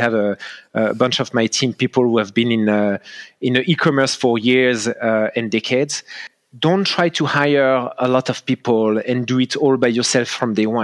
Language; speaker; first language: English; non-native, fluent; French